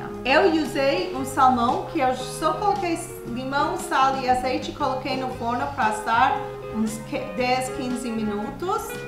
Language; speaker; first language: Portuguese; non-native, fluent; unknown